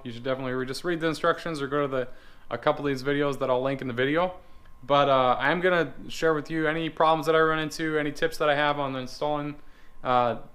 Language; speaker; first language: English; native; English